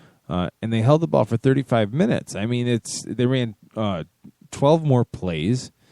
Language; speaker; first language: English; native; English